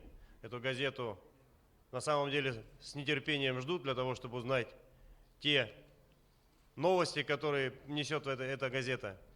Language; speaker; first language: Russian; native; Russian